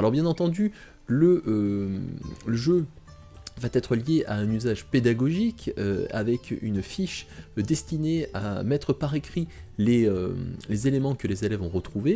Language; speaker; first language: French; native; French